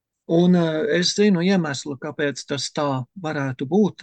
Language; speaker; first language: Latvian; native; Latvian